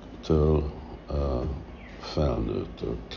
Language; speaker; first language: Hungarian; early bilingual, heritage; Hungarian